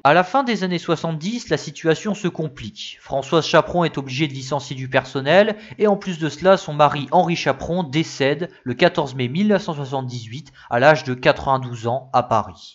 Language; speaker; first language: French; native; French